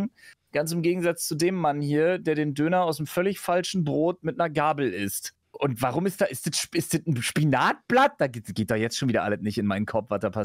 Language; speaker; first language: German; native; German